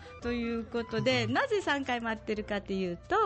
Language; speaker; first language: Japanese; native; Japanese